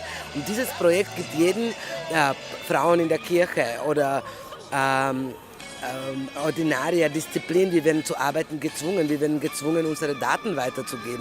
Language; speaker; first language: German; non-native, learner; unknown